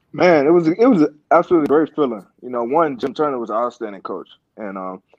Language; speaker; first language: English; native; English